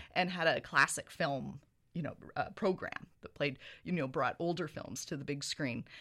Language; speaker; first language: English; native; English